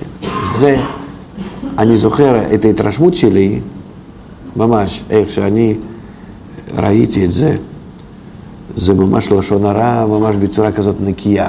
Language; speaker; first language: Hebrew; non-native, fluent; Russian